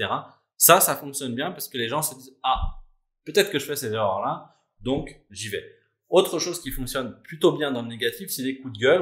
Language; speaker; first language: French; native; French